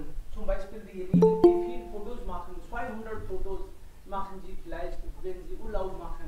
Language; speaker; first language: German; non-native, fluent; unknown